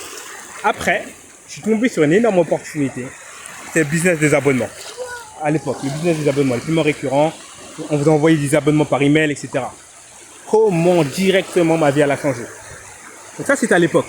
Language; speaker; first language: French; native; French